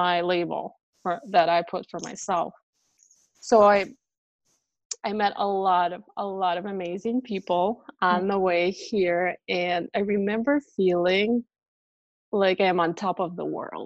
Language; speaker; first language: English; non-native, fluent; Russian